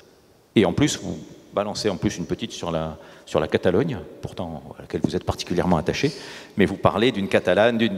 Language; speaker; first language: French; native; French